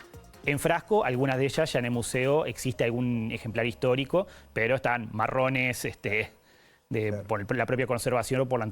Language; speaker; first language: Spanish; native; Spanish